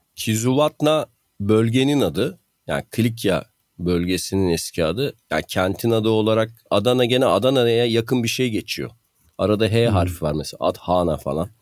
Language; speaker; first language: Turkish; native; Turkish